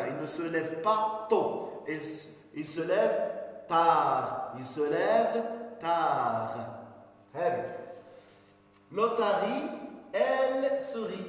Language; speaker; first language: French; non-native, local second language; Arabic